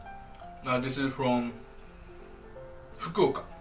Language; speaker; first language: English; non-native, fluent; Japanese